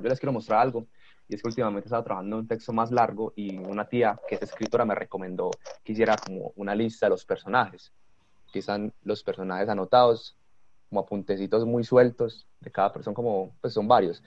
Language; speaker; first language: Spanish; native; Spanish